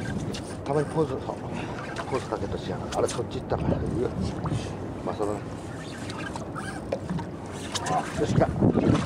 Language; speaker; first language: Japanese; native; Japanese